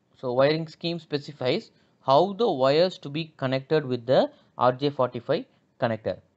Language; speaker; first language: English; non-native, local second language; Tamil